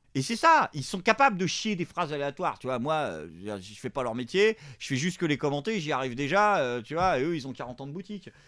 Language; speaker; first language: French; native; French